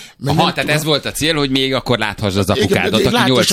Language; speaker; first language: Hungarian; native; Hungarian